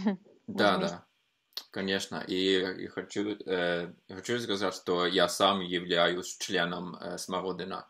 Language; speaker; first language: Russian; non-native, fluent; Norwegian